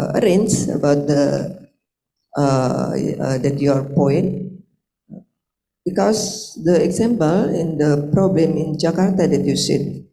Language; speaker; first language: English; non-native, learner; Indonesian